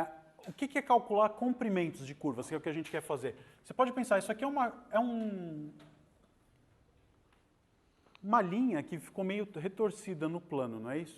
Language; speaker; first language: Portuguese; native; Portuguese